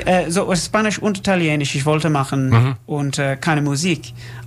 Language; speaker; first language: German; non-native, learner; English